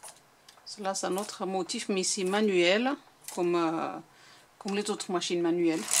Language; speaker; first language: French; non-native, local second language; Arabic